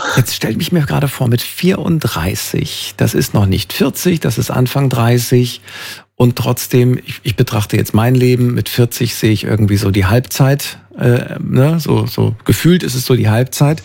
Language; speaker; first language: German; native; German